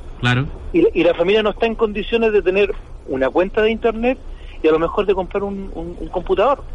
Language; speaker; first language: Spanish; native; Spanish